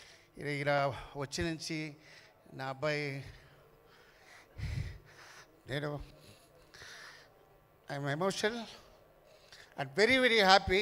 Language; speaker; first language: Telugu; non-native, fluent; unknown